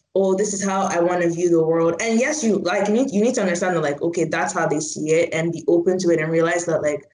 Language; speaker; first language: English; non-native, local second language; Igbo